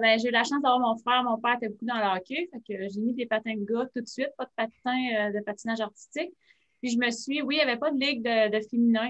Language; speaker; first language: French; native; French